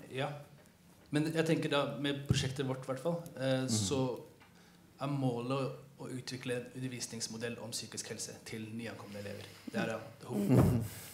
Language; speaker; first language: Norwegian; early bilingual, other home language; Somali